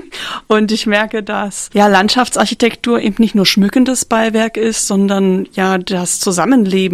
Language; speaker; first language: German; native; German